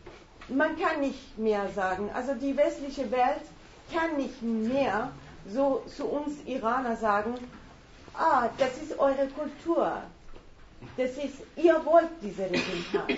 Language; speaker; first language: German; non-native, fluent; Persian